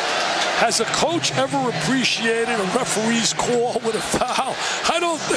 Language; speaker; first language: English; native; English